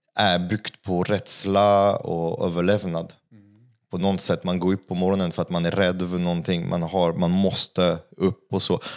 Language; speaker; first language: Swedish; non-native, fluent; French